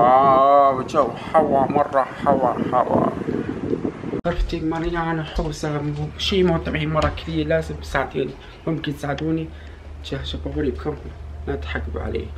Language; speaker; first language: Arabic; non-native, learner; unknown